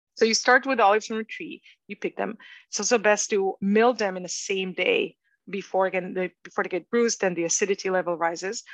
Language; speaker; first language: English; non-native, fluent; Hebrew